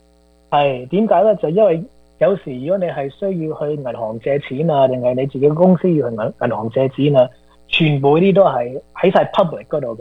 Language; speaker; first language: Chinese; early bilingual, heritage; Cantonese